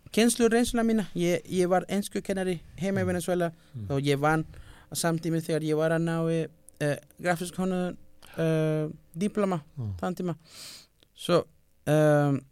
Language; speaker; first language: Icelandic; non-native, fluent; Spanish